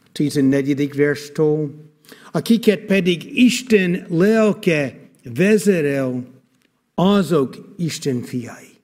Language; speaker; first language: Hungarian; non-native, fluent; English